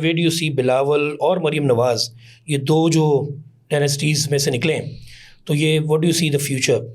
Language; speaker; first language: Urdu; native; Urdu